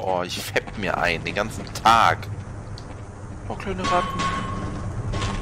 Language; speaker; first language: German; native; German